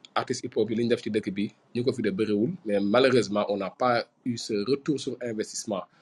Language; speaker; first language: French; non-native, local second language; Fula